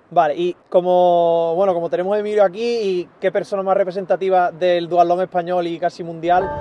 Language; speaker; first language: Spanish; native; Spanish